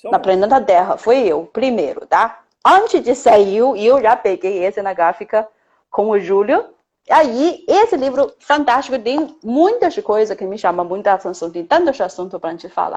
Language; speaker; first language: Portuguese; non-native, fluent; Chinese